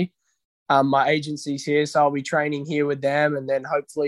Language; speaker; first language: English; native; English